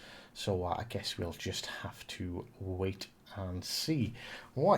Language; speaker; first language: English; native; English